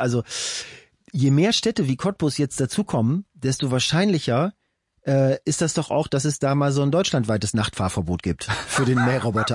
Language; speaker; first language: German; native; German